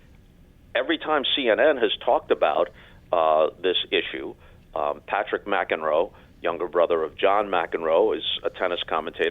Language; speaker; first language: English; native; English